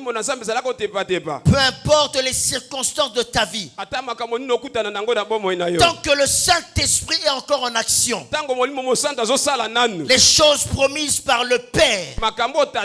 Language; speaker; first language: French; non-native, local second language; Lingala